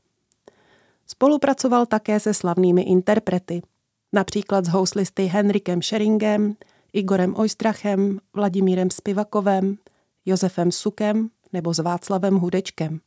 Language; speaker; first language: Czech; native; Czech